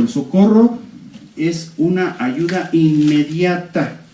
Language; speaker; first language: Spanish; native; Spanish